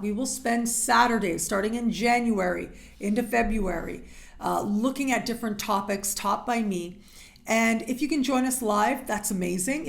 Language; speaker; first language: English; native; English